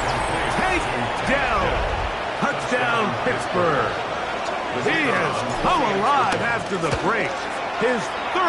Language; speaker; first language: English; native; English